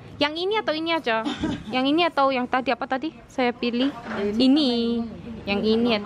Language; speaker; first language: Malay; non-native, fluent; Korean